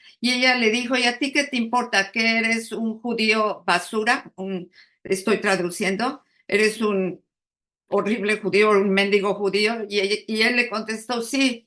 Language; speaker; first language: Spanish; native; Spanish